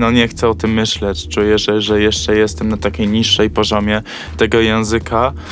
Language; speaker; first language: Polish; early bilingual, heritage; Polish